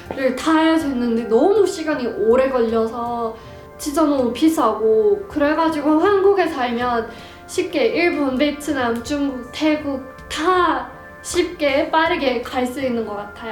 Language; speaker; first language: Korean; non-native, fluent; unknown